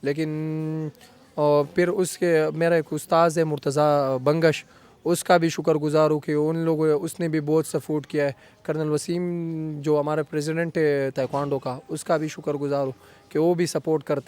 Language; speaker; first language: Hindi; non-native, local second language; Pashto